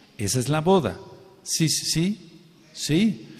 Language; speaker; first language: Spanish; native; Spanish